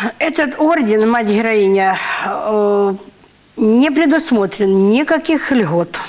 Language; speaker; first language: Russian; native; Russian